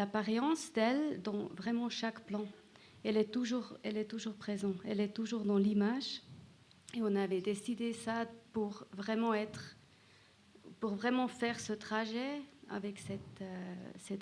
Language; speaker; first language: French; non-native, fluent; Swiss German